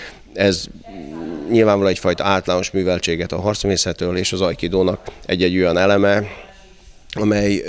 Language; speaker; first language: Hungarian; native; Hungarian